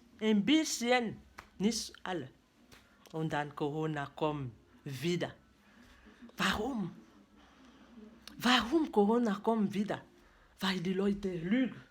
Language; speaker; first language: German; non-native, learner; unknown